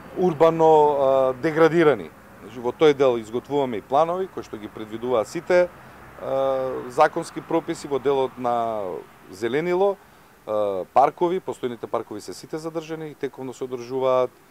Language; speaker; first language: Macedonian; native; Macedonian